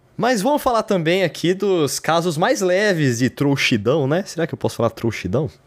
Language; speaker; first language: Portuguese; native; Portuguese